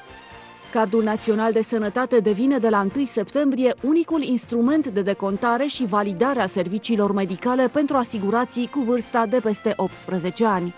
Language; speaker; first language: Romanian; native; Romanian